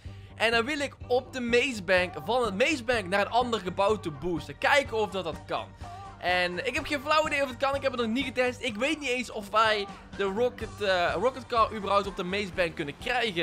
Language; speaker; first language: Dutch; native; Dutch